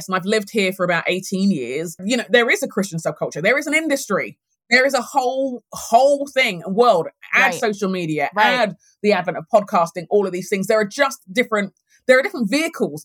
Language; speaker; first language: English; native; English